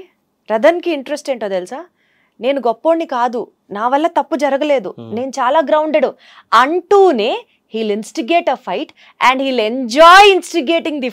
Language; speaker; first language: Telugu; native; Telugu